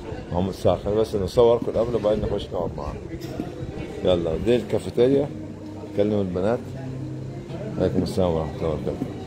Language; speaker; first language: Arabic; native; Arabic